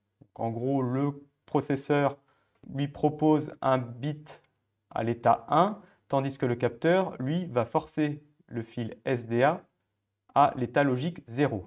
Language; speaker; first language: French; native; French